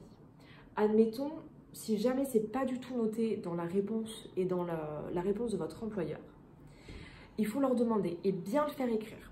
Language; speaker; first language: French; native; French